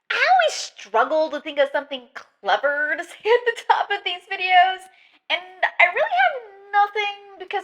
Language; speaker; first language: English; native; English